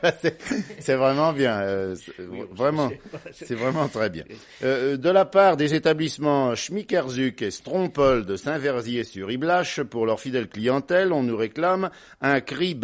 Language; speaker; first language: French; native; French